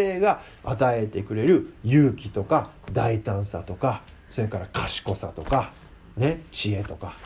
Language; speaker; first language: Japanese; native; Japanese